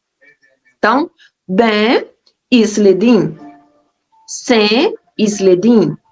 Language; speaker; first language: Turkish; non-native, learner; Portuguese